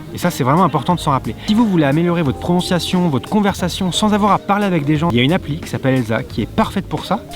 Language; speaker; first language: French; native; French